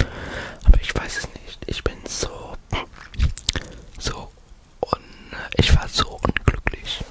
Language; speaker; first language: German; non-native, learner; English